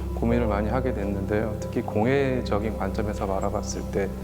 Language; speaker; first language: Korean; native; Korean